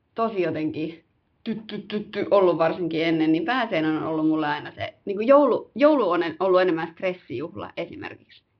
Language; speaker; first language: Finnish; early bilingual, other home language; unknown